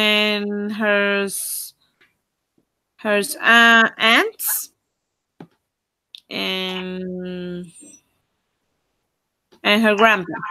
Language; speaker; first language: English; non-native, learner; Spanish